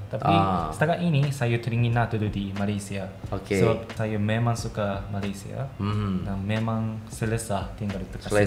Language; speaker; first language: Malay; non-native, fluent; Japanese